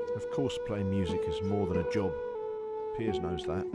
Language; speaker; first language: English; native; English